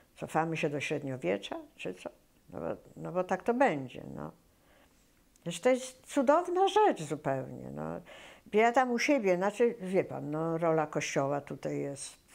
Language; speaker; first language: Polish; native; Polish